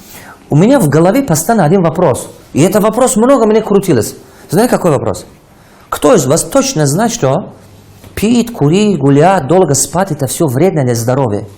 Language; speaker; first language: Russian; non-native, local second language; Tajik